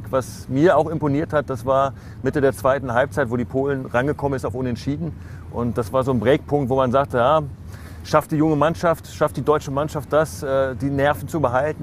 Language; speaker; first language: German; native; German